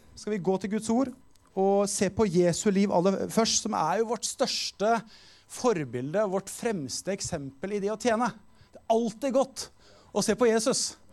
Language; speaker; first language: Norwegian; native; Norwegian